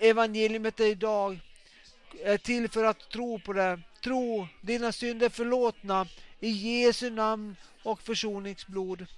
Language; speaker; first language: Swedish; non-native, local second language; Finnish